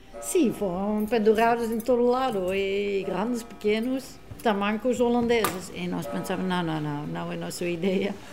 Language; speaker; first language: Portuguese; non-native, learner; Dutch